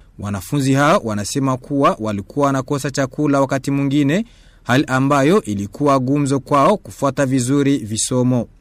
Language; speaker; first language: Swahili; non-native, local second language; Rundi